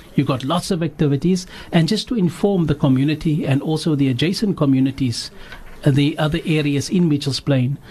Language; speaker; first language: English; native; English